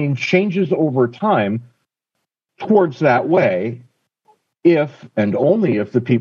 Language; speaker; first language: English; native; English